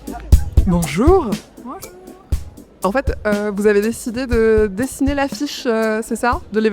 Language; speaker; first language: French; native; French